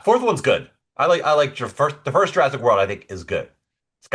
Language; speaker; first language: English; native; English